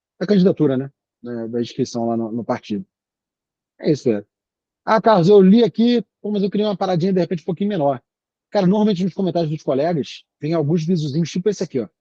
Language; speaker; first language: Portuguese; native; Portuguese